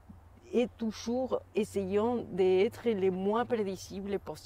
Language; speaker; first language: French; non-native, fluent; Spanish